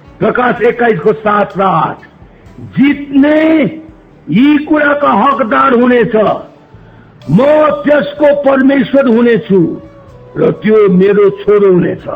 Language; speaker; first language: Nepali; native; Nepali